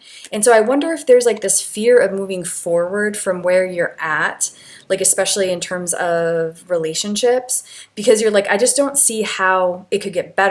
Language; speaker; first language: English; native; English